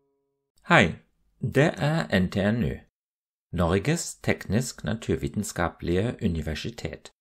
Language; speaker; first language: Norwegian; non-native, fluent; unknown